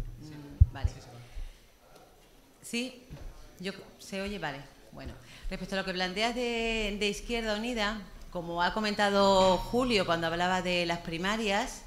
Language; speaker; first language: Spanish; native; Spanish